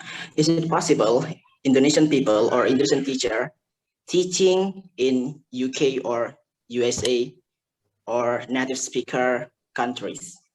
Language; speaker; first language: English; non-native, learner; Indonesian